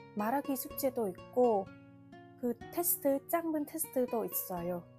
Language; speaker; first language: Korean; non-native, fluent; Vietnamese